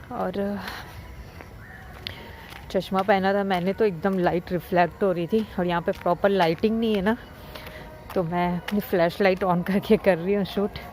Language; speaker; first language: Hindi; native; Hindi